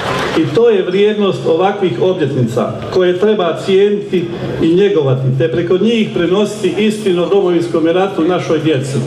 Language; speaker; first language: Croatian; native; Croatian